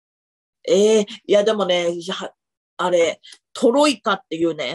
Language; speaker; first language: Japanese; native; Japanese